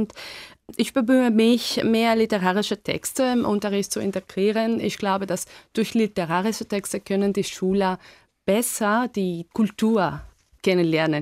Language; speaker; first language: German; non-native, fluent; Greek